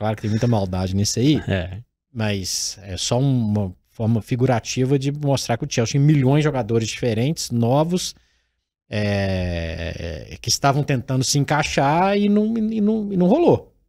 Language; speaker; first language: Portuguese; native; Portuguese